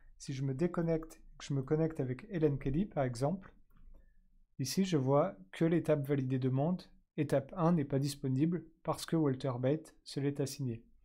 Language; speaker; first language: French; native; French